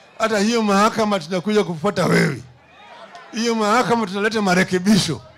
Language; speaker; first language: Swahili; non-native, local second language; Luo (Kenya and Tanzania)